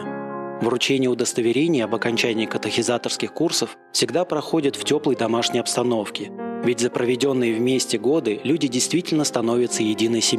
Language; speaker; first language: Russian; native; Russian